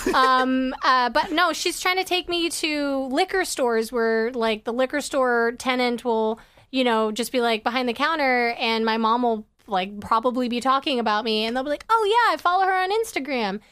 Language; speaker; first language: English; native; English